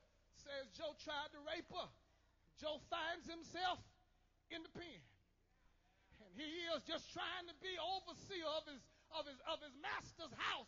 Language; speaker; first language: English; native; English